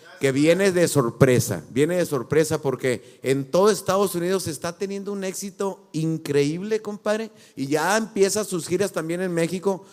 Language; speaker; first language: Spanish; native; Spanish